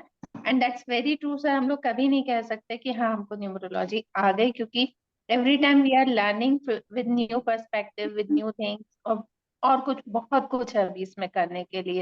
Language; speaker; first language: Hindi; native; Hindi